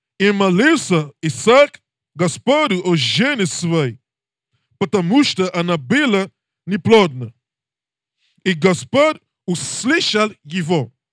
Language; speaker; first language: Russian; non-native, learner; English